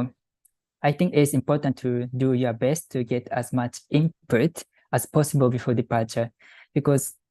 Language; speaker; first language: English; non-native, fluent; Japanese